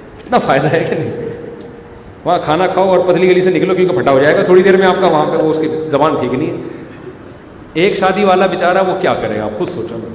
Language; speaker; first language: Urdu; native; Urdu